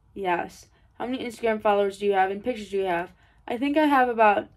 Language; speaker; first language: English; native; English